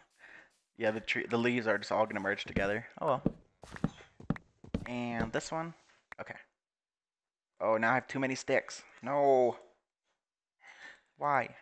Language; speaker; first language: English; native; English